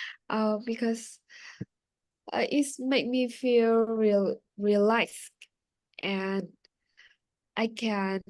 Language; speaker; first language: English; non-native, learner; Vietnamese